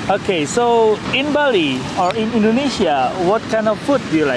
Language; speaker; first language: English; non-native, learner; Indonesian